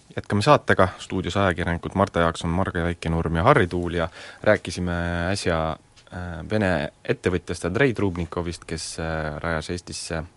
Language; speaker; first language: Estonian; native; Estonian